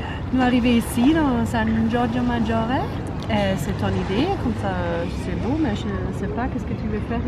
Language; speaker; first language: French; non-native, learner; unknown